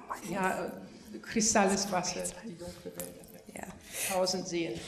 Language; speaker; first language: German; non-native, fluent; Polish